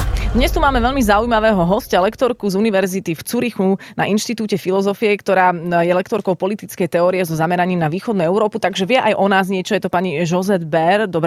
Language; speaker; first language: Slovak; native; Slovak